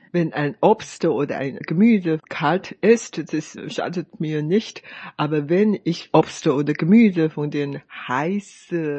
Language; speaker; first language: German; non-native, fluent; Chinese